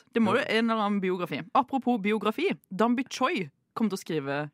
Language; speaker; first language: Norwegian; native; Norwegian